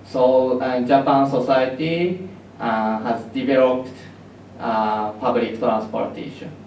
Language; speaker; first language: English; non-native, learner; Japanese